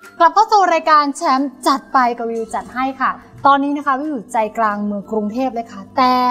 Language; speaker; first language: Thai; native; Thai